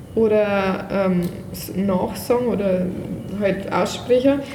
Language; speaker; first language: German; native; German